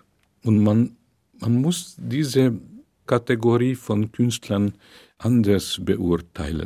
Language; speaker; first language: German; non-native, fluent; Hungarian